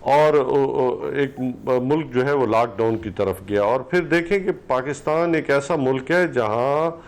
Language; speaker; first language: Urdu; non-native, local second language; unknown